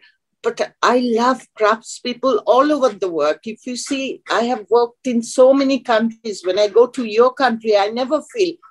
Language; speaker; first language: English; non-native, local second language; Bangla